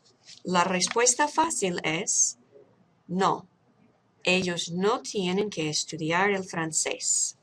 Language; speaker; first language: Spanish; non-native, fluent; English